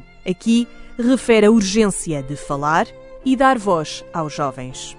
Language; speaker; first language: Portuguese; native; Portuguese